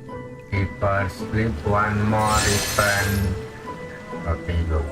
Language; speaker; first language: English; non-native, learner; Indonesian